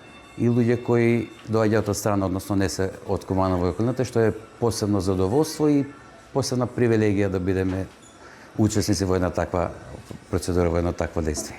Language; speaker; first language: Macedonian; native; Macedonian